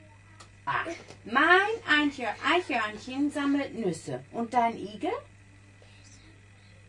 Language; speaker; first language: German; native; German